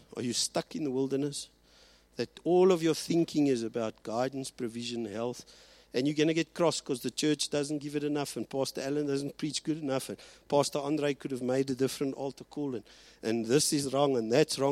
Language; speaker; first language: English; early bilingual, other home language; Afrikaans